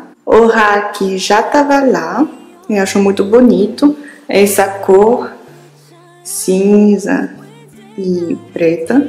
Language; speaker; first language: Portuguese; non-native, fluent; French